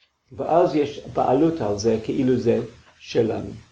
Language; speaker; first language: Hebrew; non-native, fluent; English